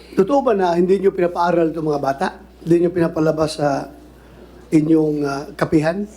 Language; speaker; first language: Filipino; non-native, local second language; Cebuano